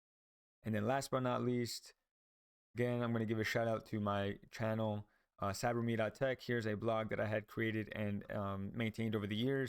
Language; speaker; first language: English; native; English